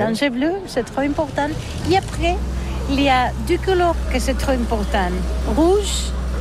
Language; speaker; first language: French; non-native, learner; Catalan